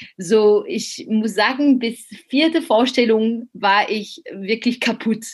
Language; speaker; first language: German; non-native, fluent; French